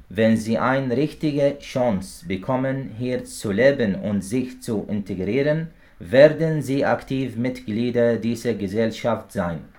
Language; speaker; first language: German; non-native, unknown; Arabic